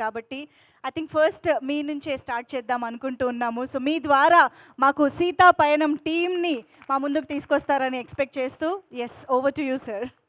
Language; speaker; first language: Telugu; native; Telugu